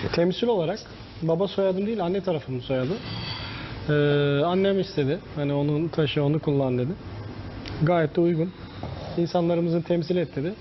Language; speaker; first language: Turkish; early bilingual, heritage; Turkish